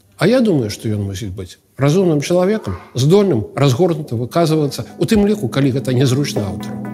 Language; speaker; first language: Belarusian; non-native, local second language; Russian